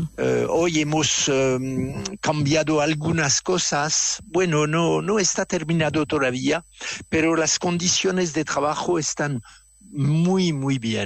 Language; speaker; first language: Spanish; non-native, fluent; French